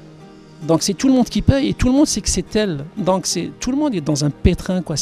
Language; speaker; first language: French; non-native, local second language; Arabic